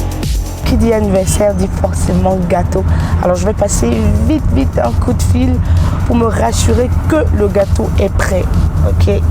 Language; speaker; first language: French; native; French